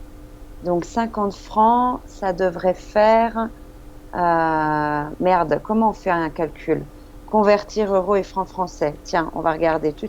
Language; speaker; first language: French; non-native, fluent; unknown